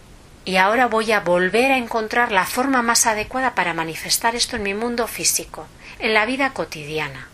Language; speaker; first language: Spanish; native; Spanish